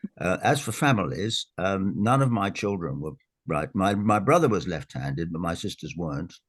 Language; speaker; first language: English; native; English